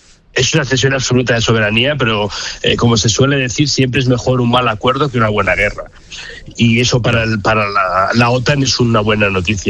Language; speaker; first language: Spanish; native; Spanish